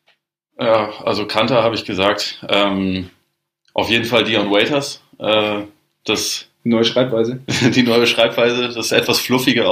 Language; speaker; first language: German; native; German